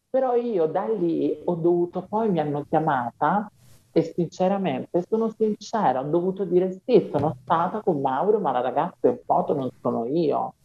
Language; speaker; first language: Italian; native; Italian